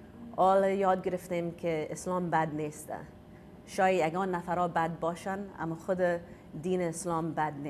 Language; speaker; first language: Persian; early bilingual, heritage; Persian